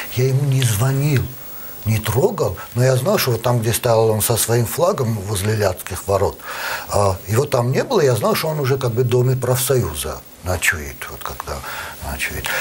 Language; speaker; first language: Russian; non-native, local second language; Armenian